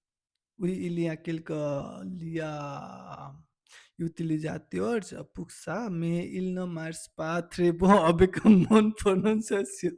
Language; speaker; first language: French; non-native, learner; Nepali